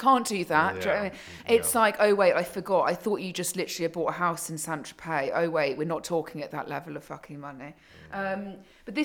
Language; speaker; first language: English; native; English